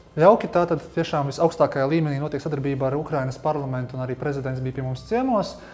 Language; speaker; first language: Latvian; native; Latvian